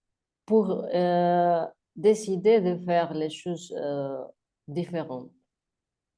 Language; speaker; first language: French; non-native, learner; Spanish